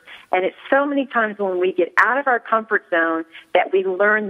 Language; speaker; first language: English; native; English